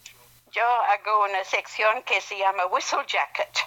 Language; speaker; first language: Spanish; non-native, fluent; English